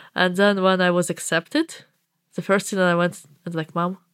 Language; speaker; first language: English; non-native, fluent; Ukrainian